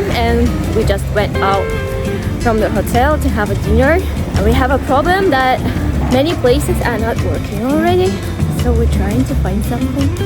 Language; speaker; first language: English; non-native, learner; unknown